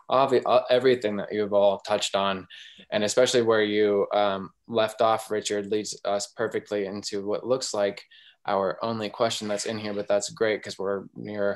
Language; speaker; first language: English; native; English